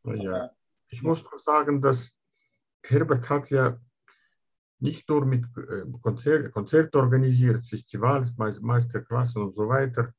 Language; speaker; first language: German; non-native, fluent; Russian